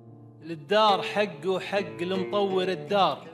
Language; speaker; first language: Arabic; native; Arabic